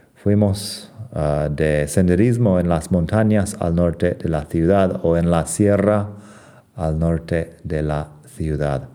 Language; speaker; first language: Spanish; non-native, fluent; English